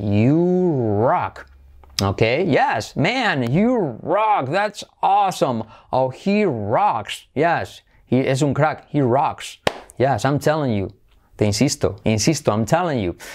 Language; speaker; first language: English; non-native, fluent; Spanish